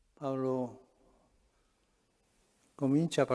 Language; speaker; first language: Italian; non-native, fluent; Spanish